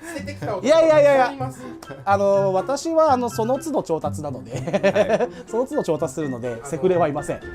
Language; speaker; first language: Japanese; native; Japanese